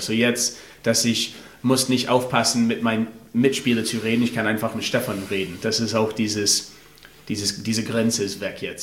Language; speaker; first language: German; non-native, fluent; English